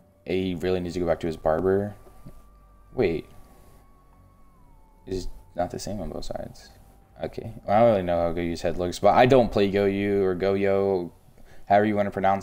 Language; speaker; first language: English; native; English